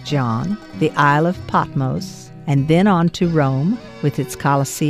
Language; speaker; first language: English; native; English